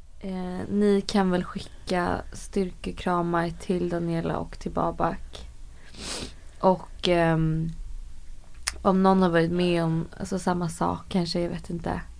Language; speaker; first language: Swedish; native; Swedish